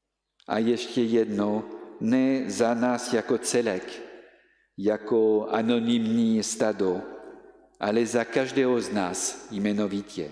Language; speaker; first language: Czech; non-native, fluent; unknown